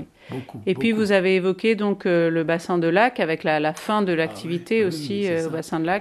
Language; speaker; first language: French; native; French